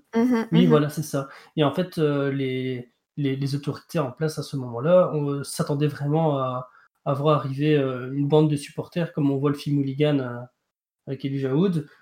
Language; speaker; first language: French; native; French